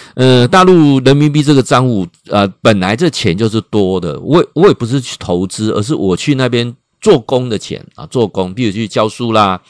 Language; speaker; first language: Chinese; native; Chinese